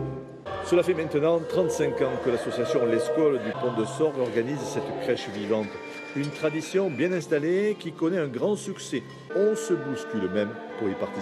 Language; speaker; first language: French; native; French